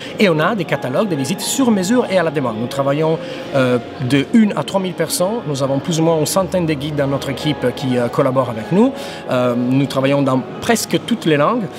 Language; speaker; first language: French; non-native, fluent; Italian